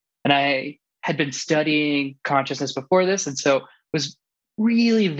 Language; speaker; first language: English; native; English